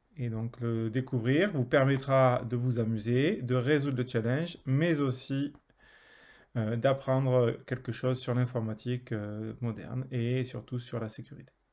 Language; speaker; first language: French; native; French